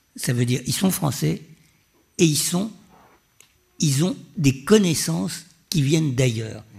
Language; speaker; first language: French; native; French